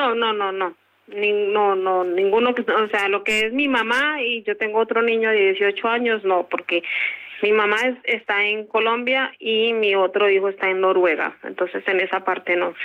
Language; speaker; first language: Spanish; native; Spanish